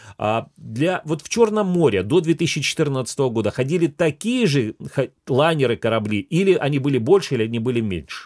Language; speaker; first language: Russian; native; Russian